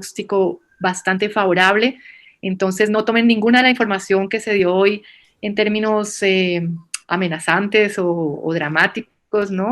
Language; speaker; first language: Spanish; native; Spanish